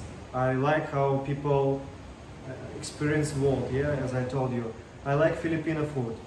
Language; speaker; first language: English; non-native, learner; Russian